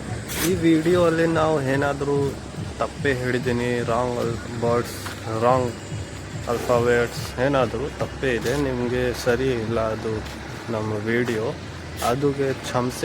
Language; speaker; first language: Kannada; non-native, local second language; Hindi